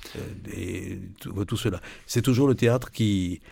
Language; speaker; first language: French; native; French